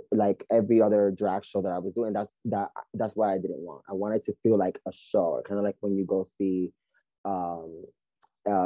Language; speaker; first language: English; early bilingual, other home language; Spanish